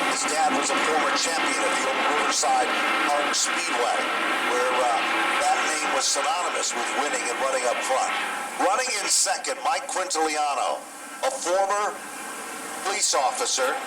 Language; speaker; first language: English; native; English